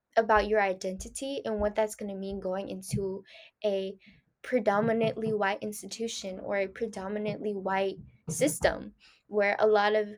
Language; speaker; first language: English; early bilingual, other home language; Spanish